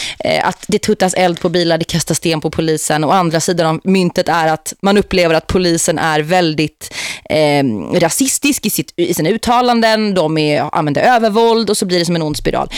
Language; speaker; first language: Swedish; native; Swedish